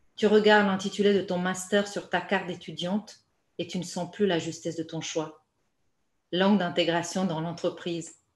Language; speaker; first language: French; non-native, fluent; Romanian